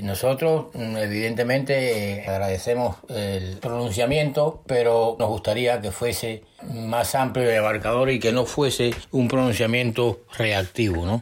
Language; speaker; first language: Spanish; native; Spanish